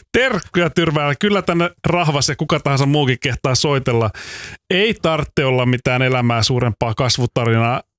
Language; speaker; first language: Finnish; native; Finnish